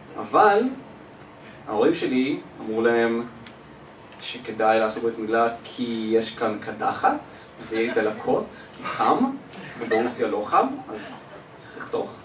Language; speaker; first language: Hebrew; early bilingual, other home language; Russian